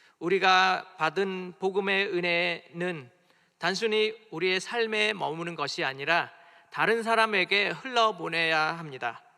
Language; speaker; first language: Korean; non-native, fluent; Vietnamese